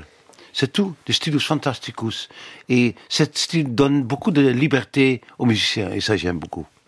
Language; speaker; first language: French; non-native, fluent; Dutch